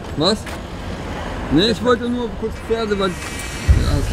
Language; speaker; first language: German; non-native, fluent; Russian